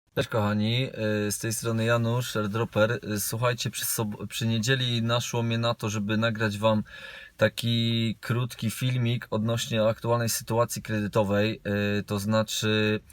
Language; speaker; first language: Polish; native; Polish